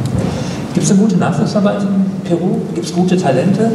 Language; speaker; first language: German; native; German